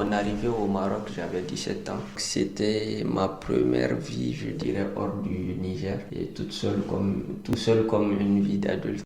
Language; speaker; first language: French; non-native, local second language; Hausa